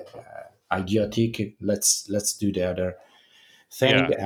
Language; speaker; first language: English; non-native, fluent; Italian